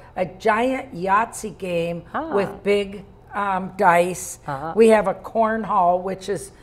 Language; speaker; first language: English; native; English